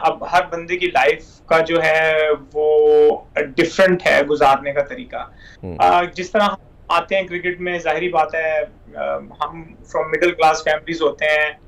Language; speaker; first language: Hindi; non-native, local second language; Punjabi